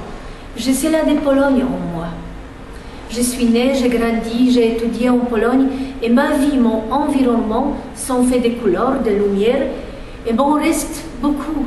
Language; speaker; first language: French; non-native, fluent; Polish